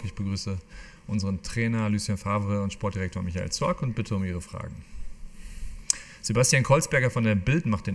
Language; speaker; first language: German; native; German